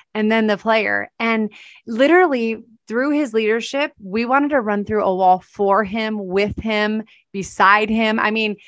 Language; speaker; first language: English; native; English